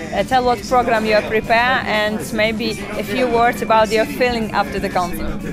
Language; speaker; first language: English; non-native, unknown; Ukrainian